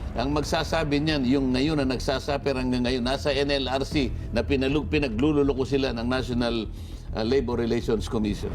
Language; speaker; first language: Filipino; native; Filipino